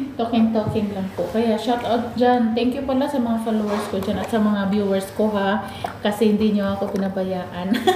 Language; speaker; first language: Filipino; non-native, local second language; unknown